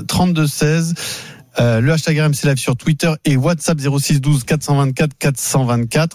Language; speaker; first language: French; native; French